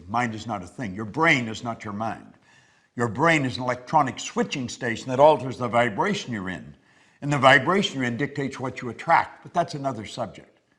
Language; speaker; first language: English; native; English